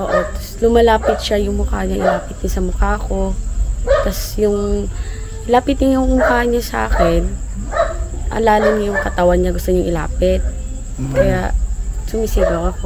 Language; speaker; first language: Filipino; non-native, local second language; Cebuano